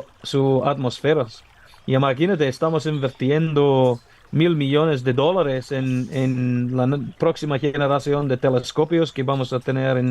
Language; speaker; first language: Spanish; non-native, learner; English